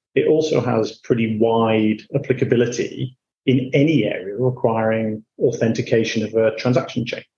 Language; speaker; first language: English; native; English